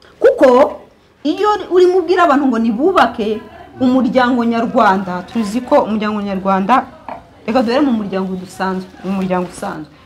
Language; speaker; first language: Kinyarwanda; early bilingual, heritage; Kinyarwanda